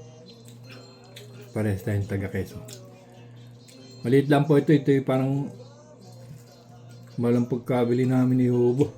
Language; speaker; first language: Filipino; native; Filipino